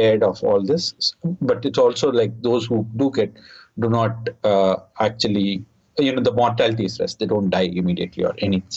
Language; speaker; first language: English; non-native, local second language; Telugu